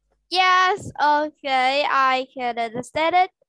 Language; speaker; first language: English; non-native, learner; Vietnamese